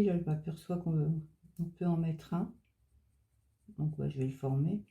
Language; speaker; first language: French; native; French